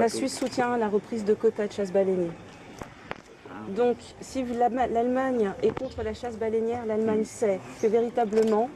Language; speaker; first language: French; native; French